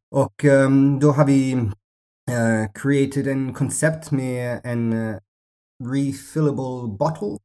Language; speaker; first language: Swedish; non-native, learner; Amharic